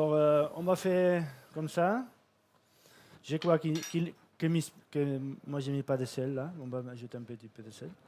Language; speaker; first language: French; non-native, fluent; Catalan